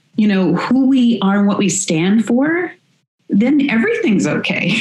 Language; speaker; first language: English; native; English